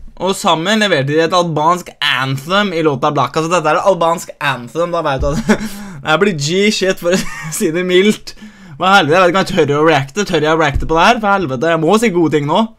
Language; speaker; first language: Norwegian; early bilingual, other home language; Albanian